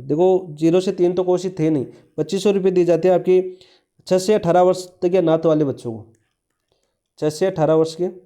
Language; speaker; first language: Hindi; native; Hindi